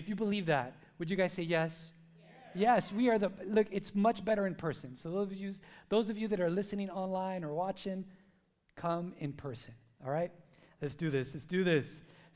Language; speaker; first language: English; native; English